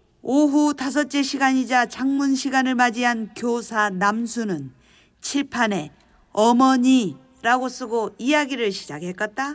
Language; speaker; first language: Korean; native; Korean